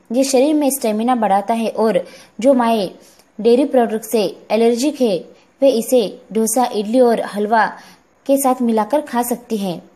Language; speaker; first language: Hindi; non-native, local second language; Marathi